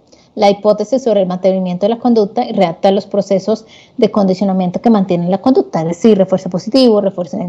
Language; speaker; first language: Spanish; native; Spanish